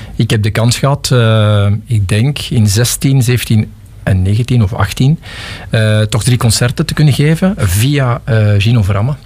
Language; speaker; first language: Dutch; native; Dutch